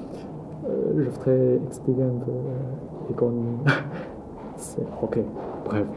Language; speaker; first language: French; non-native, learner; Chinese